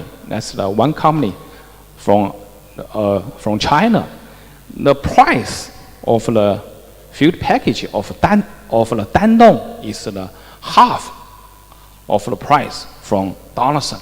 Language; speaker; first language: English; non-native, fluent; Chinese